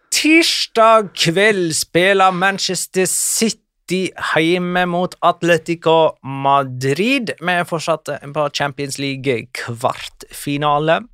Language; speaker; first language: Norwegian; native; Norwegian